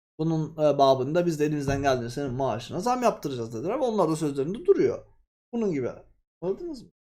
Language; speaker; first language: Turkish; native; Turkish